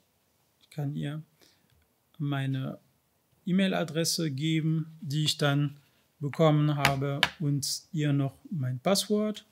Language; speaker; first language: German; non-native, fluent; French